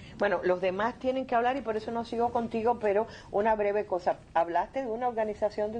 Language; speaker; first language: Spanish; native; Spanish